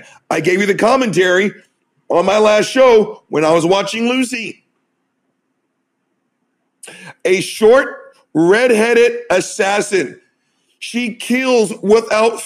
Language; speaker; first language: English; native; English